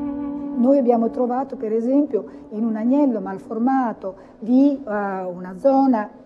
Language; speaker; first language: Italian; native; Italian